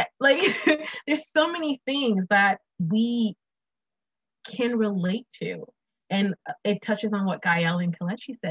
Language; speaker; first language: English; non-native, local second language; Akan